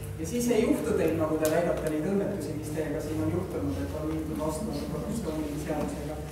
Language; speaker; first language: Estonian; native; Estonian